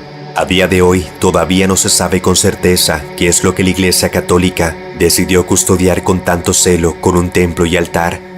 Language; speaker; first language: Spanish; native; Spanish